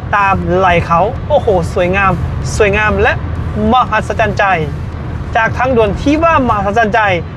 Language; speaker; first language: Thai; native; Thai